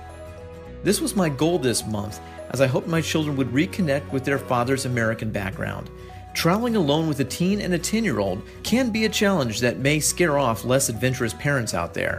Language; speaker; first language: English; native; English